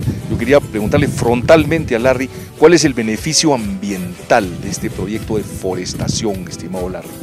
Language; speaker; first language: Spanish; native; Spanish